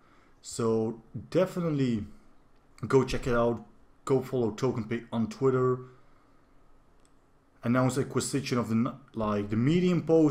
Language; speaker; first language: English; non-native, fluent; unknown